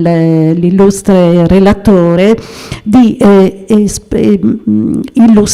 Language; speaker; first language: Italian; native; Italian